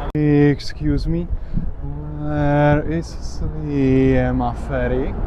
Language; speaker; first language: English; non-native, learner; Czech